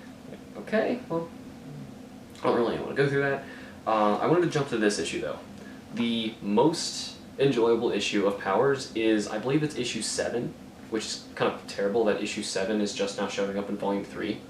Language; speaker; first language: English; native; English